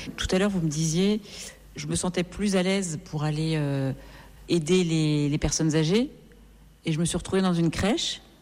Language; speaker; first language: French; native; French